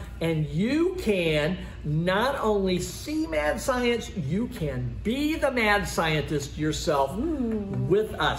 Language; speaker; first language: English; native; English